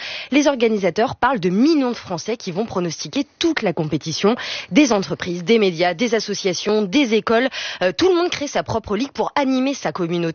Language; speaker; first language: French; native; French